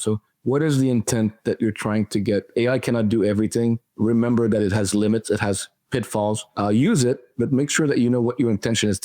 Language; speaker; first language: English; non-native, fluent; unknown